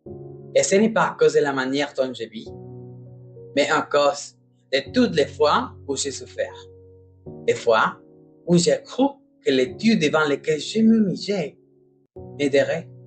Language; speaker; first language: French; non-native, learner; Spanish